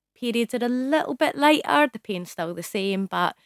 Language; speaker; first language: English; native; English